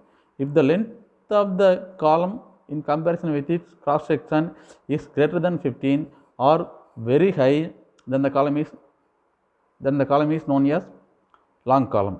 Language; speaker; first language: English; non-native, local second language; Tamil